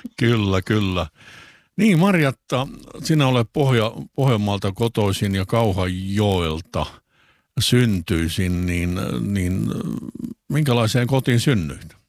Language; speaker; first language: Finnish; native; Finnish